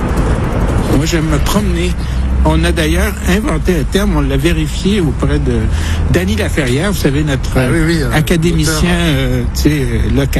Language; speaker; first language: French; native; French